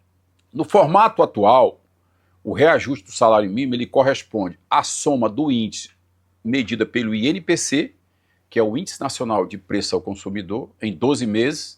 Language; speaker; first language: Portuguese; native; Portuguese